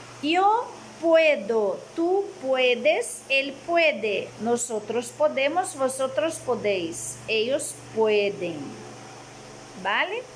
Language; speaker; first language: Spanish; non-native, fluent; Portuguese